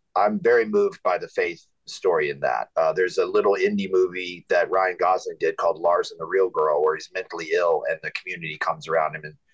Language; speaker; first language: English; native; English